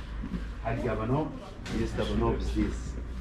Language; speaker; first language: Russian; non-native, learner; Arabic